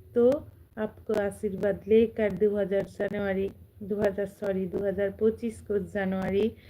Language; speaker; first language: Hindi; non-native, local second language; Bangla